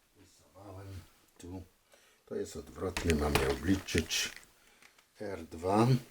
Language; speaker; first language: Polish; non-native, fluent; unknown